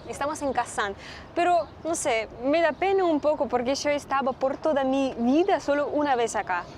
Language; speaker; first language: Spanish; non-native, learner; Russian